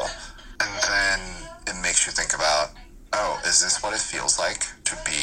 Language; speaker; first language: English; early bilingual, other home language; Korean